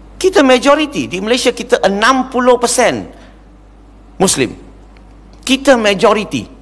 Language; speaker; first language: Malay; non-native, local second language; Chinese